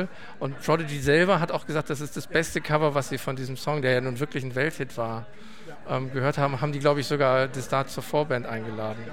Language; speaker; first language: German; native; German